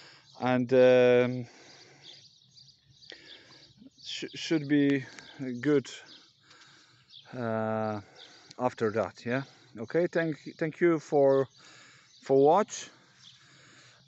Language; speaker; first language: English; non-native, learner; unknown